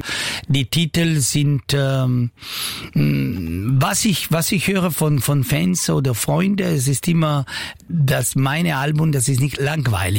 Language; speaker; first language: German; non-native, learner; Italian